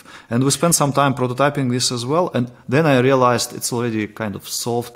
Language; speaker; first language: English; non-native, fluent; Russian